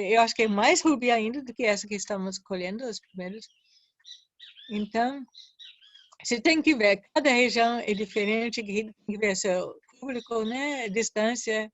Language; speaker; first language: Portuguese; non-native, fluent; English